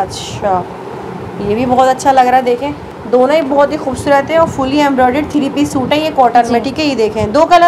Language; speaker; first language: Urdu; native; Urdu